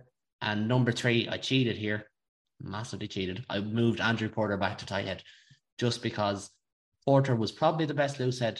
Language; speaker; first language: English; native; English